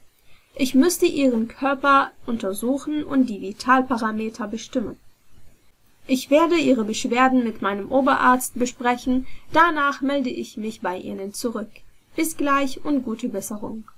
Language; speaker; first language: German; non-native, fluent; Arabic